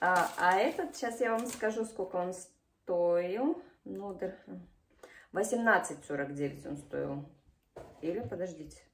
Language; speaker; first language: Russian; native; Russian